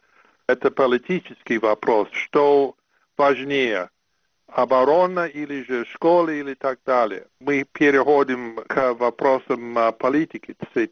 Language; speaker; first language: Russian; non-native, fluent; English